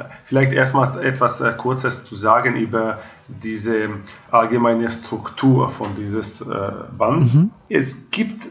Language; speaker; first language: German; non-native, fluent; Croatian